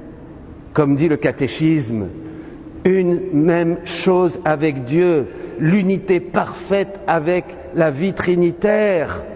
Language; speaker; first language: French; native; French